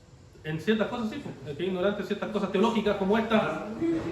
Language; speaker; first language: Spanish; native; Spanish